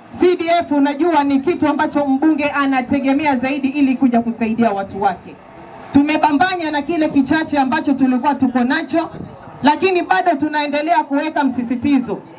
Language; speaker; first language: Swahili; native; Swahili